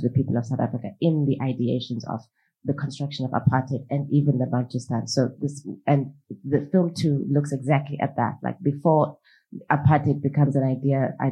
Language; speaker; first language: English; non-native, local second language; Xhosa